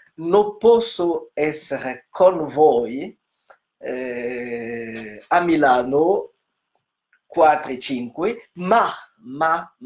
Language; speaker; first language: Italian; non-native, learner; French